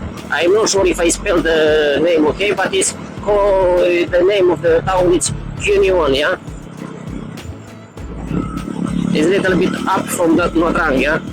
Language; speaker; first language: English; non-native, learner; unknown